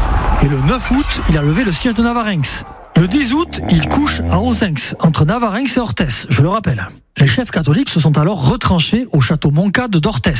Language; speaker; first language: French; native; French